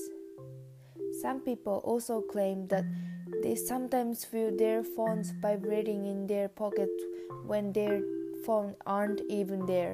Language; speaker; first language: English; non-native, learner; Japanese